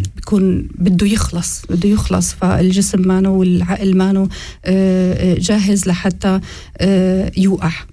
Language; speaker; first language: Arabic; non-native, local second language; Kurdish